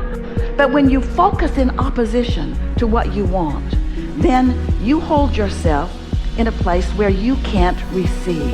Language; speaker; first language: English; native; English